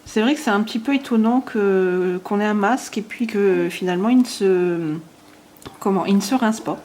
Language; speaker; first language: French; native; French